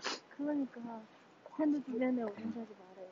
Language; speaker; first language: Korean; non-native, fluent; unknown